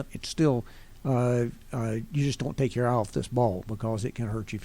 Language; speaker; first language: English; native; English